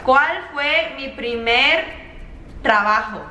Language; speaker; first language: Spanish; early bilingual, other home language; English